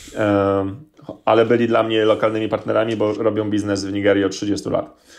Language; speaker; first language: Polish; native; Polish